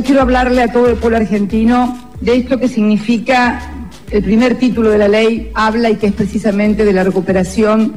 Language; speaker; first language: Spanish; native; Spanish